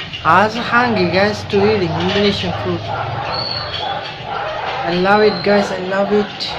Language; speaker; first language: English; non-native, learner; Bangla